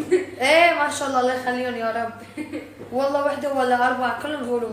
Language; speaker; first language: Arabic; native; Arabic